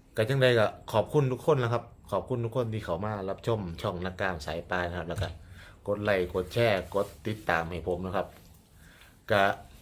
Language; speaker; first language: Thai; native; Thai